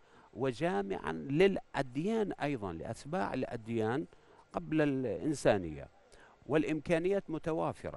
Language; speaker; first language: Arabic; non-native, fluent; Persian